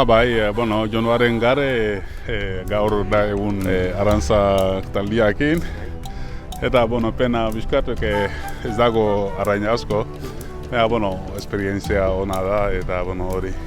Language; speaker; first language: Basque; non-native, learner; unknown